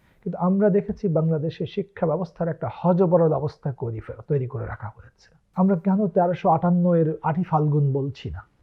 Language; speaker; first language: Bangla; native; Bangla